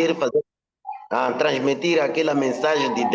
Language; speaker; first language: Portuguese; non-native, local second language; Nyanja